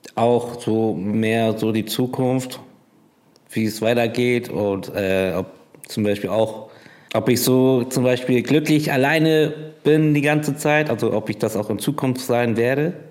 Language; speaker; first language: German; native; German